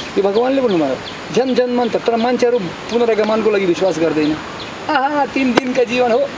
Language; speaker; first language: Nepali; non-native, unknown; Russian